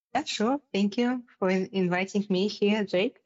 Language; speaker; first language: English; non-native, fluent; Russian